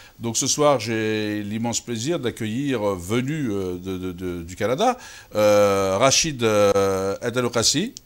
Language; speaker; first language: French; early bilingual, other home language; Kabyle